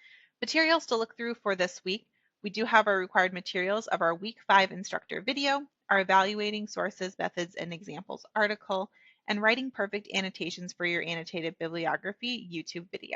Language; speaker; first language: English; native; English